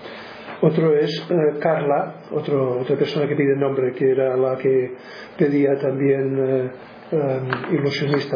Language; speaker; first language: Spanish; native; Spanish